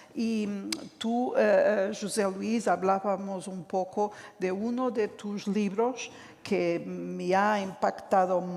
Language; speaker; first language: Spanish; non-native, fluent; Portuguese